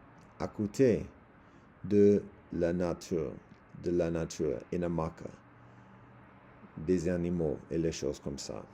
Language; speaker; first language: French; non-native, learner; English